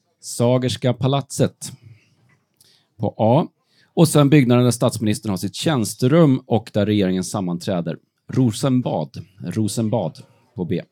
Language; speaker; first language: Swedish; native; Swedish